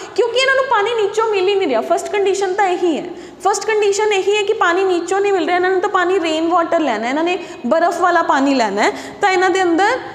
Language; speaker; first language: Hindi; non-native, local second language; Punjabi